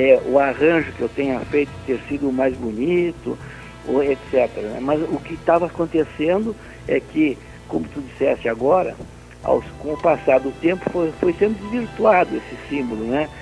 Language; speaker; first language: Portuguese; native; Portuguese